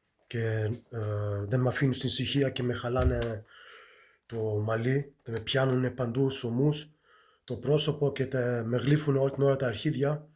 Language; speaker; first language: Greek; early bilingual, heritage; Greek